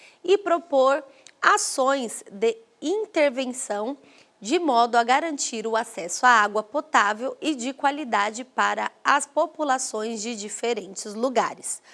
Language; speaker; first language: Portuguese; native; Portuguese